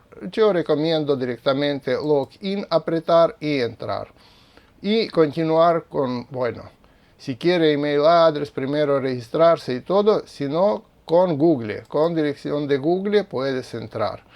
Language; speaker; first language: Spanish; non-native, fluent; Russian